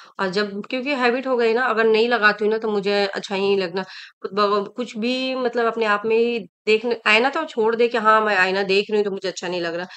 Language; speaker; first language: Hindi; native; Hindi